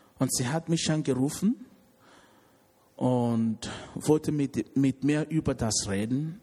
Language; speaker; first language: German; non-native, learner; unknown